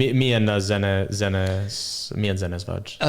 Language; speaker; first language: Hungarian; non-native, learner; English